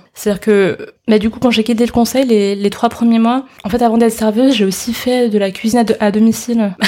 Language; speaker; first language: French; early bilingual, other home language; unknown